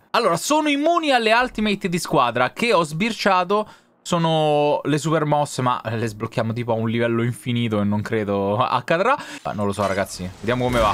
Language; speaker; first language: Italian; native; Italian